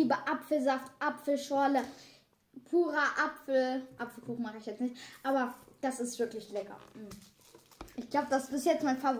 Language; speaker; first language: German; native; German